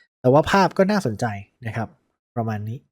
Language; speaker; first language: Thai; native; Thai